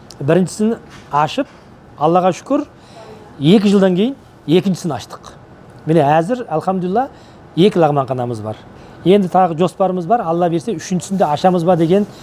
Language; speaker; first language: Kazakh; native; Kazakh